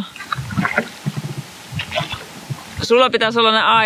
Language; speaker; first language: Finnish; native; Finnish